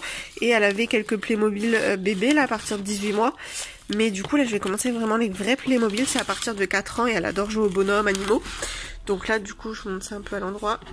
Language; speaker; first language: French; native; French